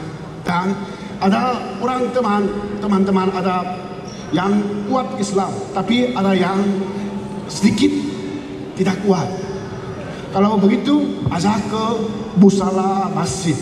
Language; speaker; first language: Indonesian; non-native, learner; Korean